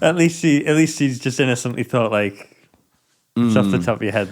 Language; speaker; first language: English; native; English